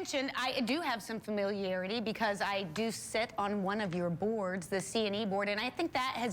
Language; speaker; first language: English; native; English